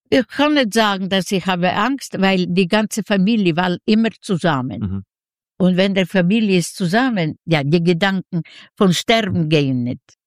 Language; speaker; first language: German; non-native, learner; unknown